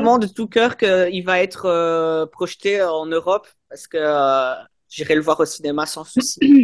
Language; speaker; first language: French; native; French